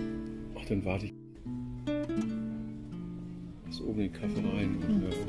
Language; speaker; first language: German; native; German